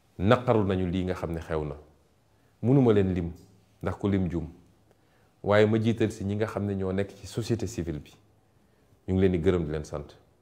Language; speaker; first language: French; non-native, local second language; Wolof